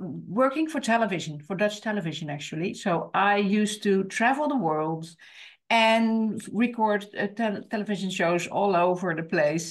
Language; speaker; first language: English; non-native, fluent; Dutch